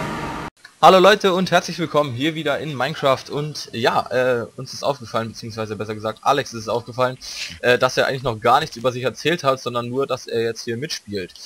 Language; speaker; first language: German; native; German